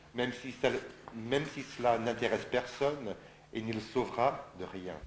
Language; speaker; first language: French; non-native, fluent; English